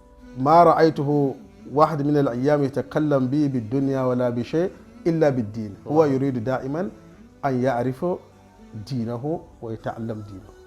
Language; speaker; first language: Arabic; non-native, fluent; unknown